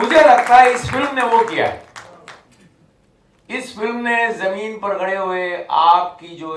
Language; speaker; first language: Hindi; native; Hindi